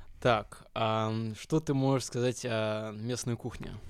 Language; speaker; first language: Russian; native; Russian